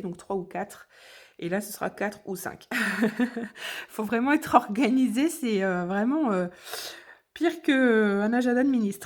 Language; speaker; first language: French; native; French